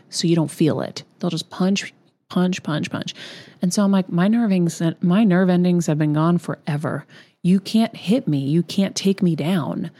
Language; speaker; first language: English; native; English